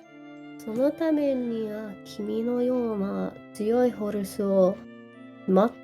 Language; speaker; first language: Japanese; non-native, learner; English